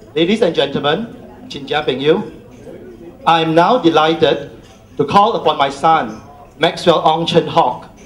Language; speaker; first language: English; non-native, local second language; Min Nan Chinese